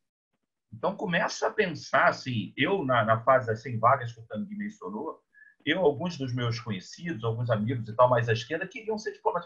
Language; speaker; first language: Portuguese; native; Portuguese